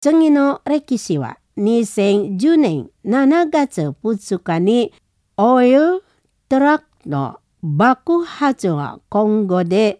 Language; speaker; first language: Japanese; non-native, learner; Indonesian